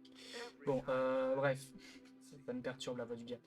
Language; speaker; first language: French; native; French